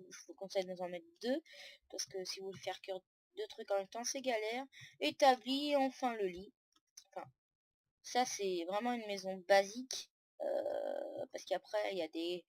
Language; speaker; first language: French; native; French